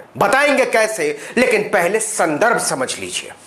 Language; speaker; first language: Hindi; native; Hindi